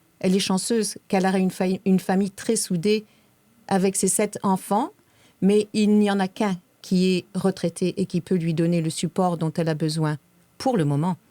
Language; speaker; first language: French; native; French